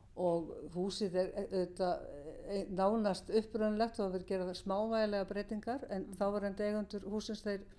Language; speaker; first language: Icelandic; native; Icelandic